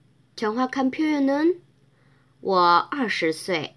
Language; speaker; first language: Korean; non-native, fluent; Chinese